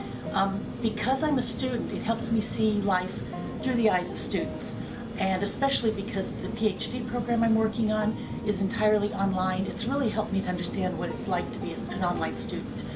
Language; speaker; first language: English; native; English